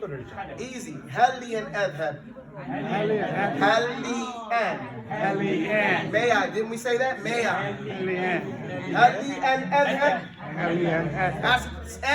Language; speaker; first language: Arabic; non-native, fluent; English